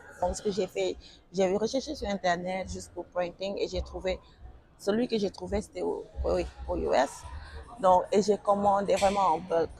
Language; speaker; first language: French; non-native, local second language; Wolof